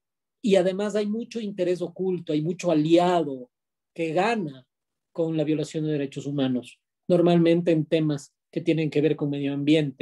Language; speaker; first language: Spanish; native; Spanish